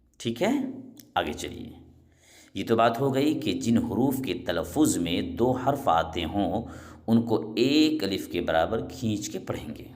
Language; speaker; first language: Urdu; native; Urdu